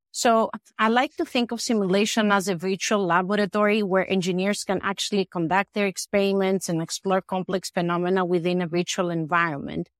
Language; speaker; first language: English; non-native, fluent; Greek